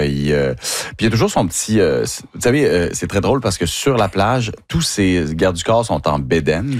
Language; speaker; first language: French; native; French